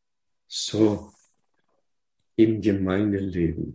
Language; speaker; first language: German; non-native, fluent; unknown